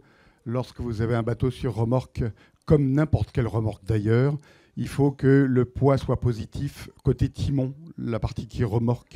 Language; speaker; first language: French; native; French